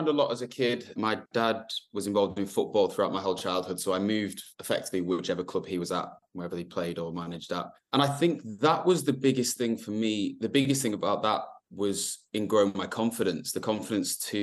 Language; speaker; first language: English; native; English